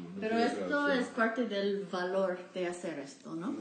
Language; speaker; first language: Spanish; non-native, learner; English